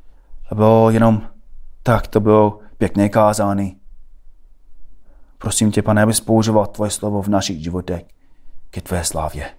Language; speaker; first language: Czech; non-native, fluent; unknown